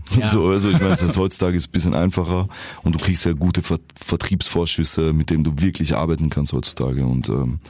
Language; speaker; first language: German; native; German